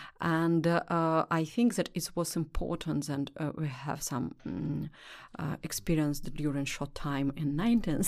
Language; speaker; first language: English; non-native, learner; Russian